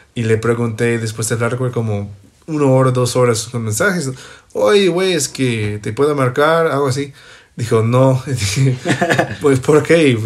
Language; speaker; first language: Spanish; non-native, fluent; English